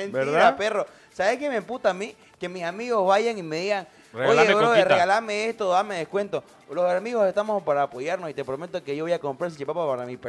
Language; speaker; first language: Spanish; native; Spanish